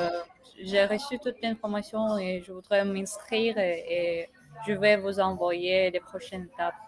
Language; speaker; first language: French; non-native, learner; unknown